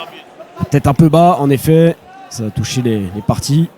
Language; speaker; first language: French; native; French